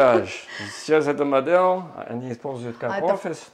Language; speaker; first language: Russian; non-native, learner; English